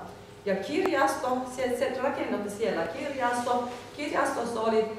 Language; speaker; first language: Finnish; non-native, fluent; Turkish